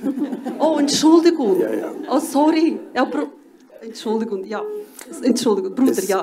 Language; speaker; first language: German; non-native, learner; Ukrainian